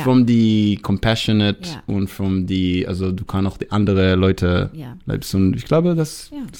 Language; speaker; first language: German; non-native, learner; Hebrew